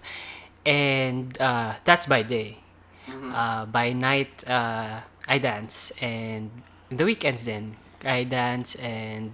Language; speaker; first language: English; non-native, local second language; Cebuano